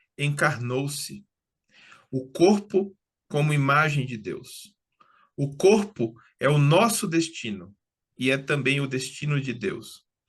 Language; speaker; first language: Portuguese; native; Portuguese